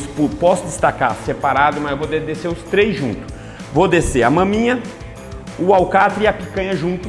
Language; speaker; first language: Portuguese; native; Portuguese